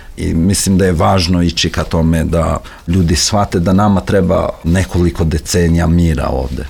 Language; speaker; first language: Serbian; non-native, local second language; Albanian